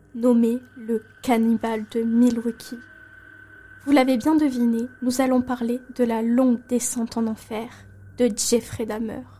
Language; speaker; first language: French; native; French